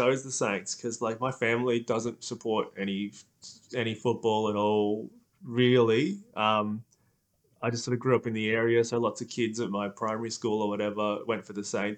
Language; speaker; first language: English; native; English